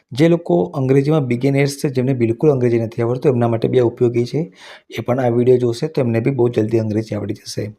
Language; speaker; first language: Gujarati; non-native, local second language; Hindi